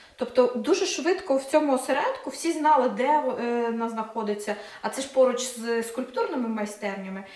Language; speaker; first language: Ukrainian; non-native, local second language; Russian